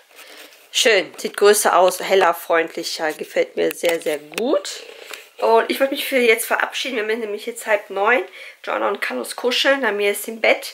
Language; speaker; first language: German; native; German